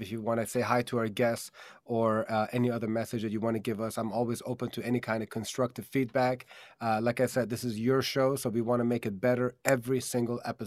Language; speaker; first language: English; native; English